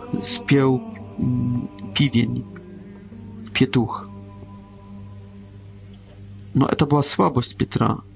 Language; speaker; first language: Polish; non-native, learner; Russian